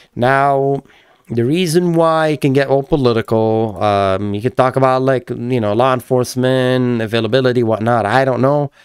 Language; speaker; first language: English; native; English